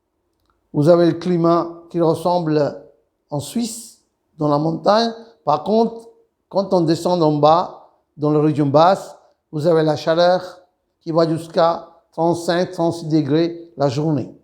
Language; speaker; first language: French; non-native, fluent; Sinhala